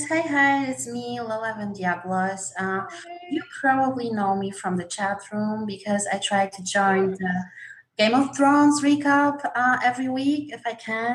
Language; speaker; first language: English; non-native, learner; Polish